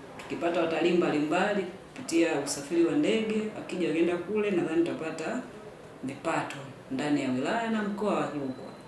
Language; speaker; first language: Swahili; native; Swahili